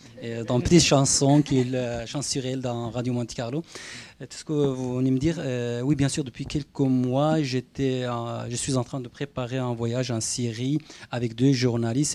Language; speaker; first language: French; non-native, fluent; Kurdish